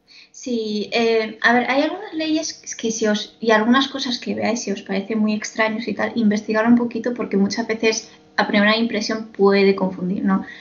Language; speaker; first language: Spanish; non-native, fluent; Chinese